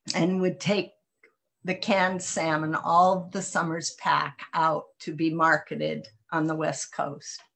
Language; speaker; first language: English; native; English